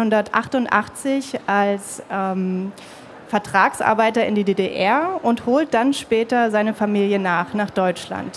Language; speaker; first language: German; native; German